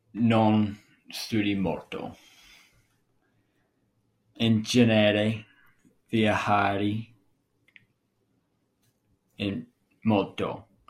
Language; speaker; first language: Italian; non-native, learner; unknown